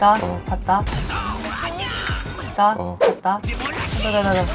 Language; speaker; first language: Korean; native; Korean